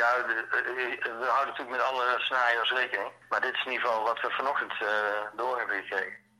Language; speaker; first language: Dutch; native; Dutch